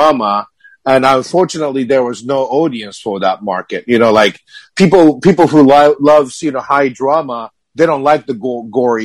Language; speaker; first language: English; non-native, fluent; Japanese